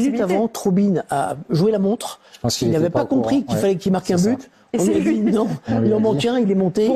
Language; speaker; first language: French; native; French